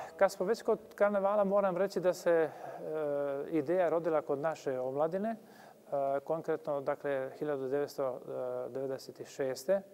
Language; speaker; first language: Croatian; non-native, local second language; Albanian